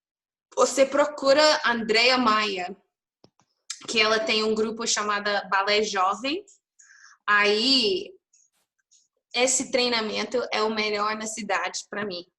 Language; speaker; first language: Portuguese; early bilingual, heritage; English